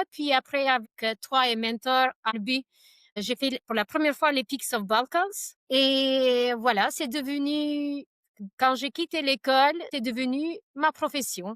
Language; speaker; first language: French; non-native, fluent; Albanian